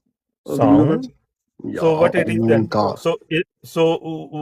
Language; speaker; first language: English; non-native, fluent; Punjabi